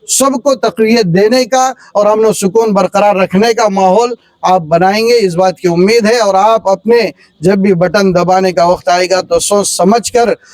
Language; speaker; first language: Urdu; native; Urdu